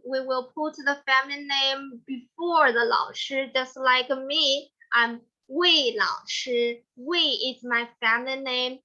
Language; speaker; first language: English; non-native, learner; Chinese